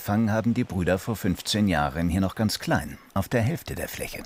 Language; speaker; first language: German; native; German